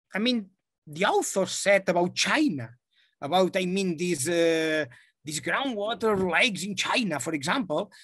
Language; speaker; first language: English; non-native, fluent; Catalan